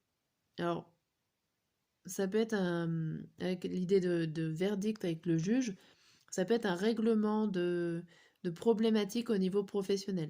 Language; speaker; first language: French; native; French